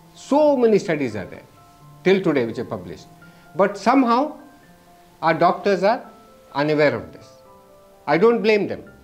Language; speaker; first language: English; non-native, local second language; Kannada